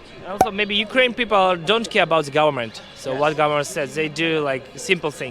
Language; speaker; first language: English; non-native, learner; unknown